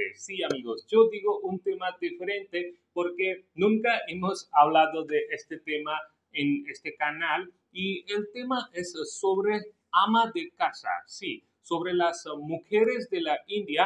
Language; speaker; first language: Spanish; non-native, local second language; Hindi